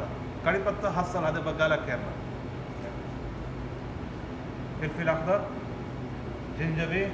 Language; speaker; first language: Arabic; non-native, learner; Urdu